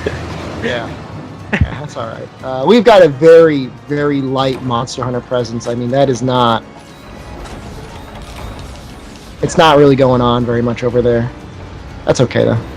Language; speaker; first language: English; native; English